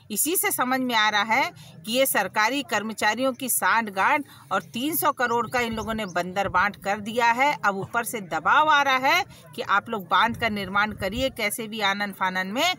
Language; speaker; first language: Hindi; native; Hindi